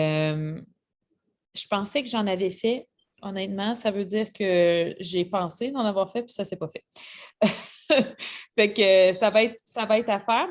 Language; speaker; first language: French; native; French